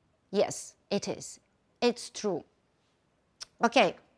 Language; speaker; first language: English; non-native, fluent; Ukrainian